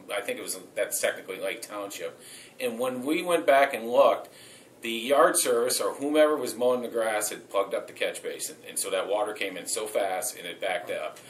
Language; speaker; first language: English; native; English